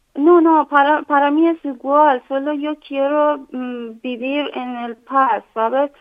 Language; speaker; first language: Spanish; non-native, learner; Persian